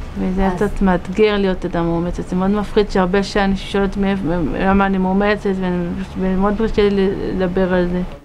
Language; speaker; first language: Hebrew; native; Hebrew